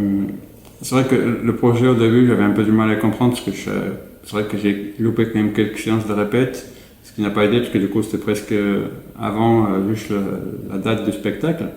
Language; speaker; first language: French; native; French